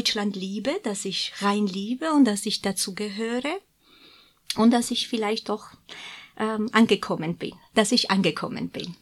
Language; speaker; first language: German; non-native, fluent; Georgian